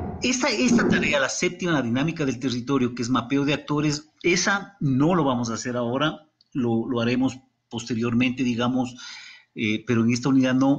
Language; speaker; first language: Spanish; native; Spanish